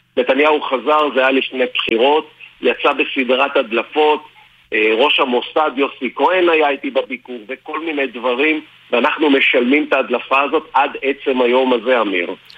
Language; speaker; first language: Hebrew; native; Hebrew